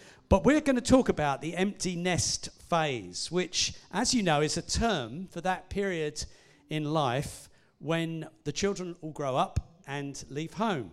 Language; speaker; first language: English; native; English